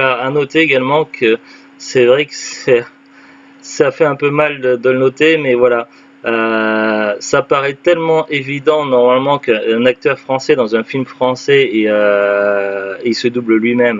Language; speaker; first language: French; native; French